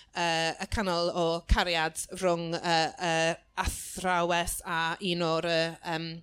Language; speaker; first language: Welsh; non-native, learner; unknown